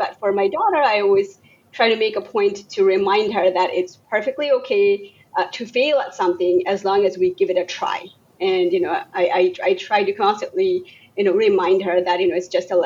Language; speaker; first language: English; non-native, local second language; Bangla